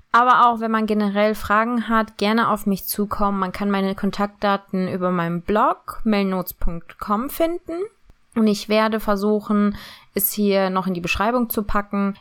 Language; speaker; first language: German; early bilingual, other home language; Turkish